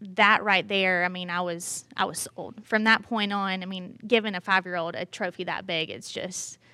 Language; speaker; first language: English; native; English